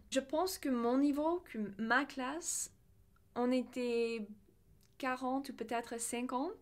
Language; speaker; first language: French; non-native, fluent; English